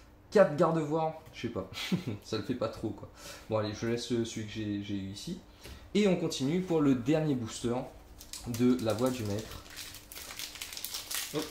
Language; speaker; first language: French; native; French